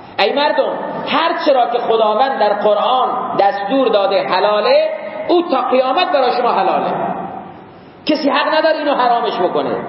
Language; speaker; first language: Persian; non-native, local second language; Baluchi